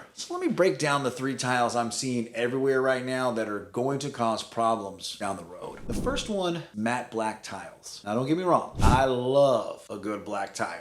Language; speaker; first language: English; native; English